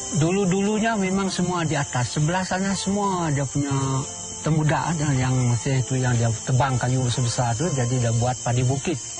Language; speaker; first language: Malay; non-native, local second language; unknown